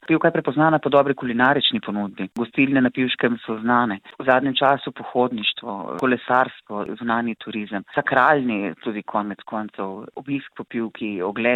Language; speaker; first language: Slovenian; native; Slovenian